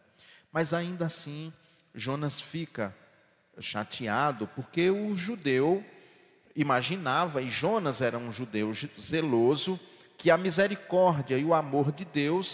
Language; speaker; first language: Portuguese; native; Portuguese